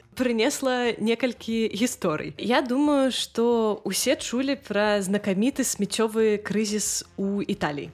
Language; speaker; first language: Belarusian; non-native, local second language; Russian